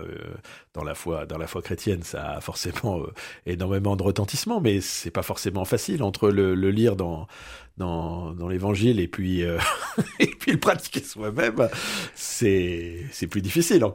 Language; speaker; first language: French; native; French